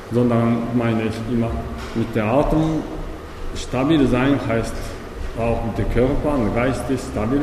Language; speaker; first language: German; non-native, learner; Japanese